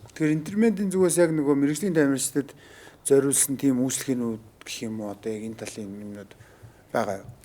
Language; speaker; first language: Mongolian; native; Mongolian